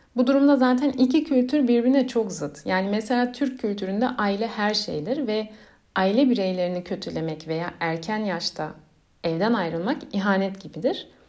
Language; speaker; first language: Turkish; early bilingual, heritage; Turkish